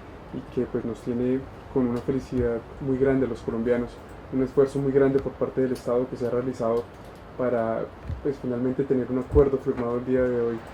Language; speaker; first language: Spanish; native; Spanish